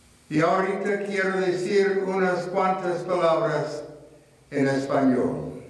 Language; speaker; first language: Spanish; non-native, fluent; English